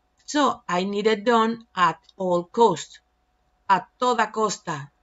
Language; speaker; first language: English; non-native, fluent; Spanish